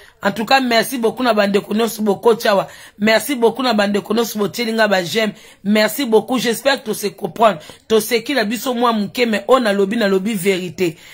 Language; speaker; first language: French; non-native, local second language; Lingala